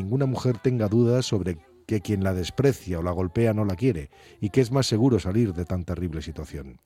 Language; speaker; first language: Spanish; native; Spanish